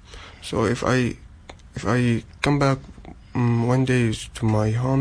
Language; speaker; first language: English; non-native, learner; Arabic